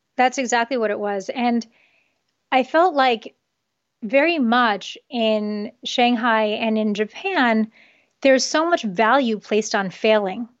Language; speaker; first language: English; early bilingual, other home language; Japanese